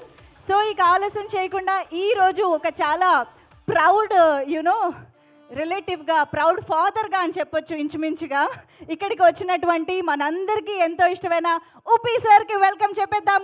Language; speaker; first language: Telugu; native; Telugu